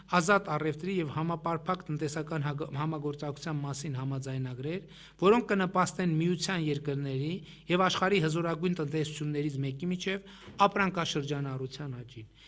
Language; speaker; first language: Armenian; native; Armenian